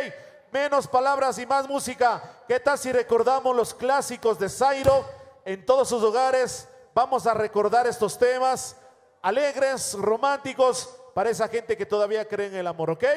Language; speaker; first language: Spanish; native; Spanish